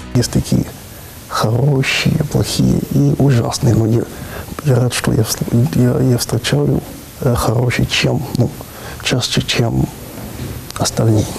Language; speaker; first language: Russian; non-native, learner; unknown